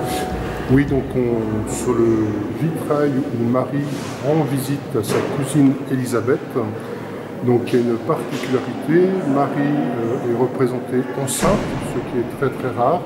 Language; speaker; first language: French; native; French